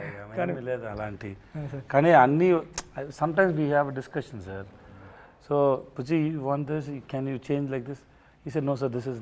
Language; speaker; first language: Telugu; non-native, learner; Tamil